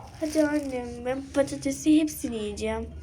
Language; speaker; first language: Turkish; early bilingual, other home language; Arabic